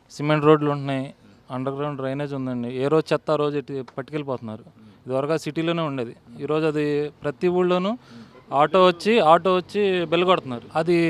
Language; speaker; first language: Telugu; native; Telugu